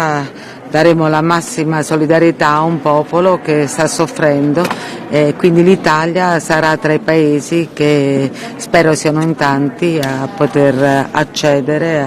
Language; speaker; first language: Italian; native; Italian